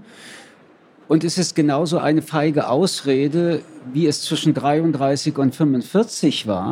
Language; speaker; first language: German; early bilingual, other home language; French